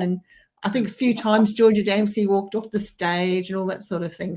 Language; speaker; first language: English; native; English